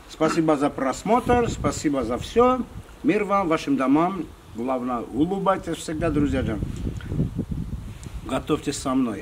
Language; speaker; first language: Russian; non-native, fluent; Armenian